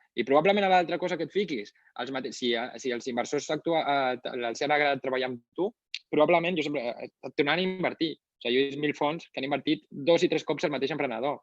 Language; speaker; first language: Catalan; non-native, local second language; Spanish